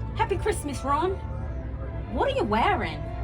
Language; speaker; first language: English; native; English